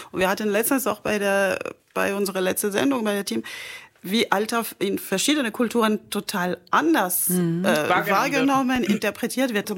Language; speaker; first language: German; non-native, fluent; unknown